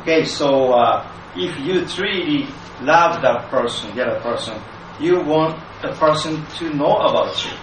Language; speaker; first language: English; non-native, fluent; Japanese